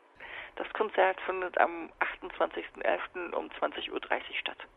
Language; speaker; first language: German; native; German